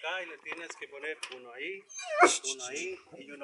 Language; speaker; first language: Spanish; native; Spanish